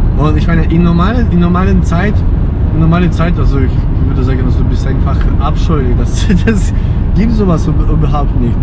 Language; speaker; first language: German; non-native, fluent; Ukrainian